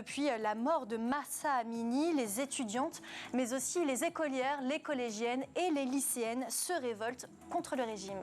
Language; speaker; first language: French; native; French